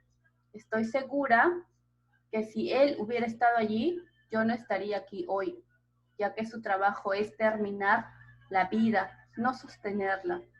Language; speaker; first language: Spanish; native; Spanish